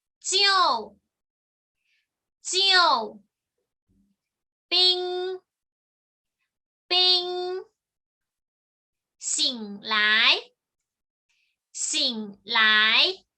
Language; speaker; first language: Chinese; non-native, fluent; Thai